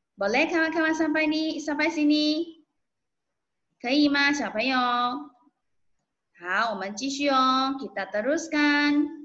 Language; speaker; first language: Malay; non-native, local second language; Chinese